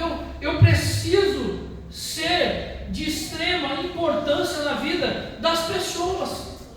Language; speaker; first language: Portuguese; native; Portuguese